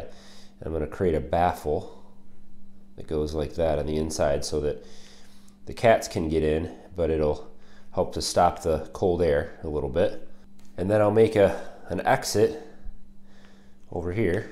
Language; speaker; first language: English; native; English